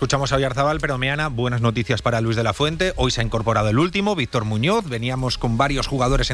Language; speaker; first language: Spanish; native; Spanish